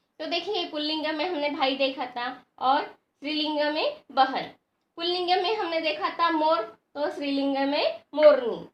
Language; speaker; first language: Hindi; non-native, local second language; Marathi